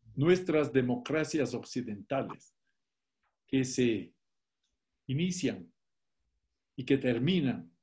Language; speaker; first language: Spanish; native; Spanish